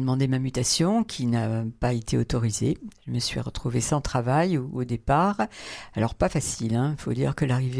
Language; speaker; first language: French; native; French